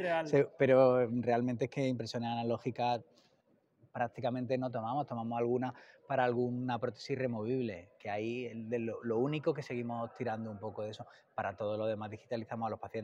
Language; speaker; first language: Spanish; native; Spanish